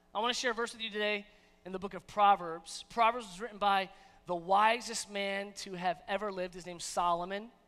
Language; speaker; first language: English; native; English